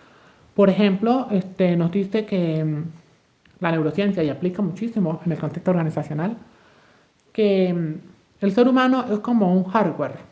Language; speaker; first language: Spanish; native; Spanish